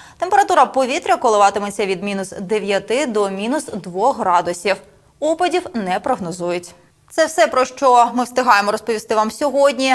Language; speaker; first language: Ukrainian; native; Ukrainian